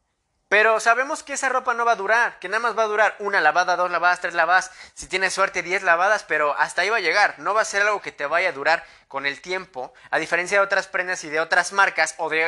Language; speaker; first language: Spanish; native; Spanish